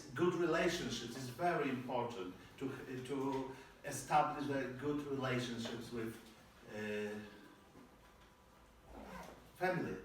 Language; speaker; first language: English; non-native, learner; Polish